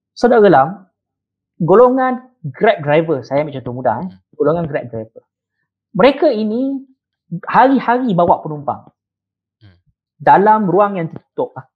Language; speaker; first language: Malay; native; Malay